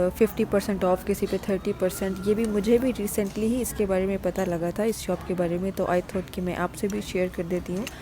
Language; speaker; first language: Urdu; native; Urdu